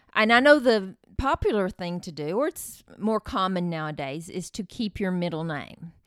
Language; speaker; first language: English; early bilingual, other home language; Norwegian